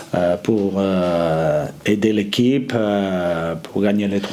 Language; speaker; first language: French; non-native, fluent; Spanish